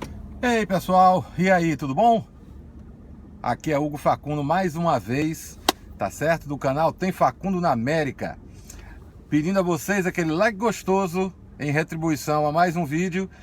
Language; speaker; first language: Portuguese; native; Portuguese